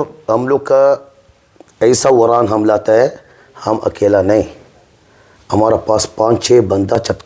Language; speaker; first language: Hindi; non-native, learner; Arabic